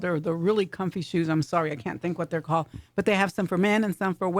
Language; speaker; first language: English; native; English